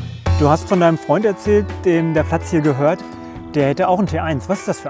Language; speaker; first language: German; native; German